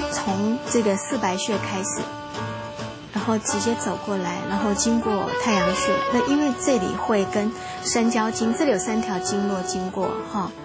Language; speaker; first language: Chinese; non-native, local second language; Hakka Chinese